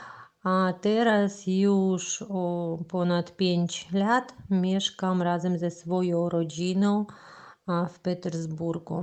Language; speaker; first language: Polish; non-native, learner; Russian